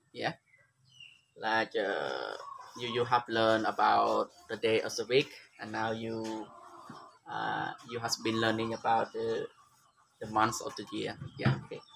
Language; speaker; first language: English; non-native, learner; Khmer